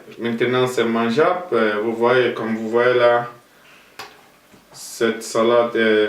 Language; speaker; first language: French; non-native, fluent; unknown